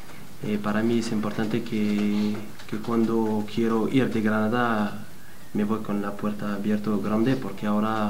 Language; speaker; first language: Spanish; non-native, learner; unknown